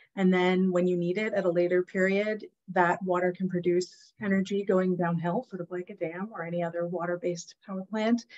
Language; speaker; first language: English; native; English